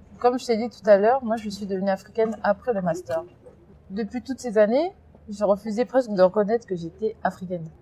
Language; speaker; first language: French; early bilingual, other home language; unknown